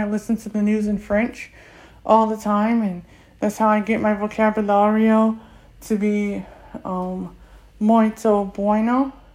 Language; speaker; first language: English; native; English